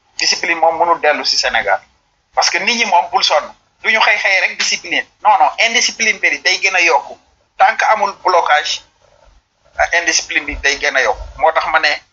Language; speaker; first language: Wolof; non-native, local second language; Serer